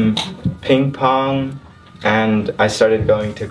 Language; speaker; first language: English; non-native, fluent; German